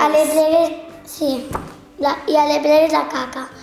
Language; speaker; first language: Catalan; non-native, local second language; Spanish